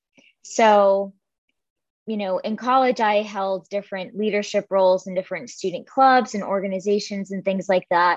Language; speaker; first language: English; native; English